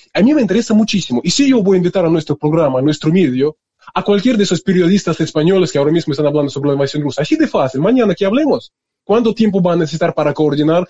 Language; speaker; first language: Spanish; non-native, fluent; Russian